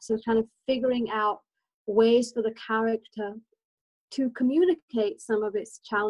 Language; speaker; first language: English; native; English